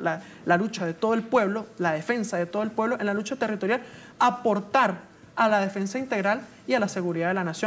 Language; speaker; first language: Spanish; native; Spanish